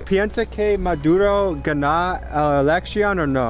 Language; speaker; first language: Spanish; non-native, learner; English